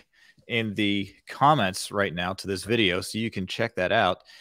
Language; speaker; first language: English; native; English